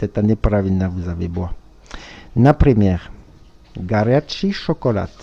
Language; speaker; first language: Russian; non-native, fluent; French